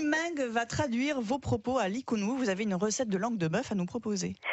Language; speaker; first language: French; native; French